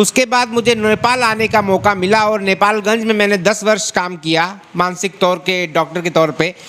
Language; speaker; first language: Hindi; native; Hindi